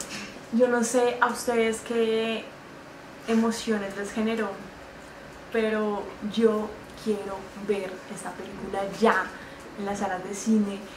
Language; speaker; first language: Spanish; native; Spanish